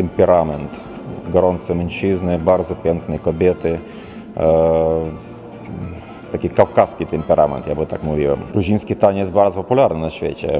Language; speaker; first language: Polish; non-native, learner; Georgian